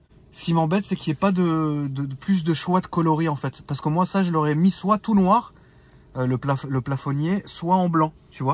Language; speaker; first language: French; native; French